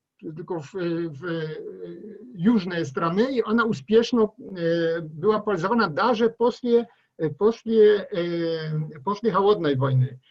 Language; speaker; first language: Russian; non-native, learner; Polish